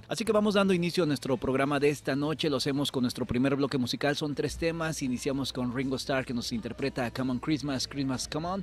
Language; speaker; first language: Spanish; native; Spanish